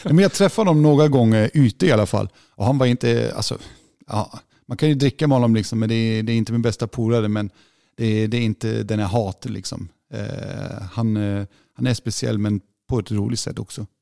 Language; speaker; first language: Swedish; non-native, fluent; German